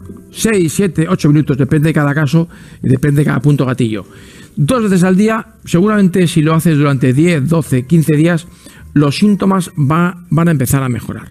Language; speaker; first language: Spanish; native; Spanish